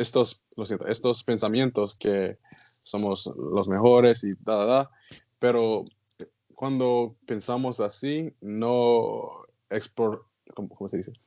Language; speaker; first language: Spanish; non-native, learner; English